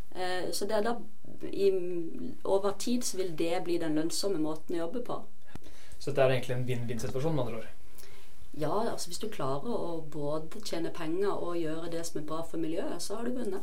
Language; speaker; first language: Norwegian; native; Norwegian